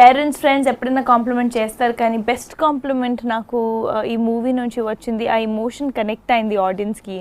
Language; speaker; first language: Telugu; non-native, fluent; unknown